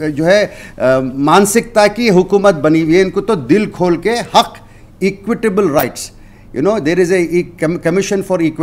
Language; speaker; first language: Urdu; native; Urdu